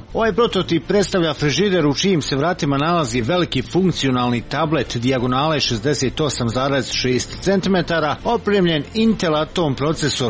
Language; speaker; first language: Croatian; native; Croatian